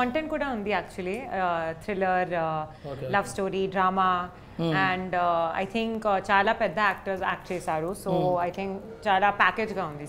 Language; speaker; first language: Telugu; non-native, learner; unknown